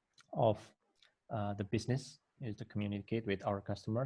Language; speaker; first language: English; non-native, fluent; Indonesian